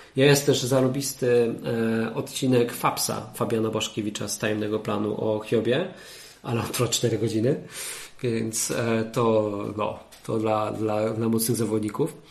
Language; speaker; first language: Polish; native; Polish